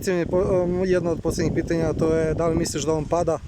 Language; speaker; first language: Bosnian; native; Bosnian